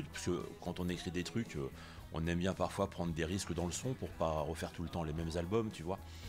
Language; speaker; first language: French; native; French